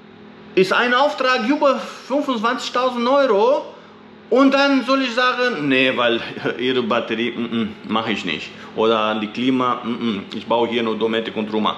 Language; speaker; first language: German; non-native, fluent; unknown